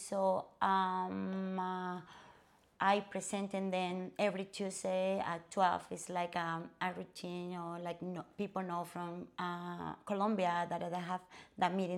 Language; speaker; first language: English; non-native, fluent; Spanish